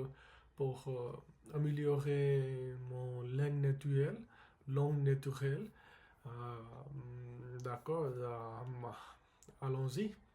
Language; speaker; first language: French; non-native, learner; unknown